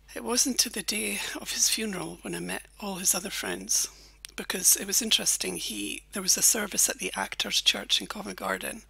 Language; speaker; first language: English; native; English